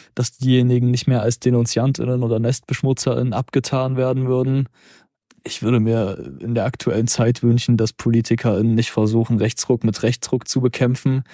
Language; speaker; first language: German; native; German